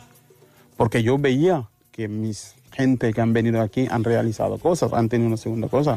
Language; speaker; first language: Spanish; non-native, fluent; Wolof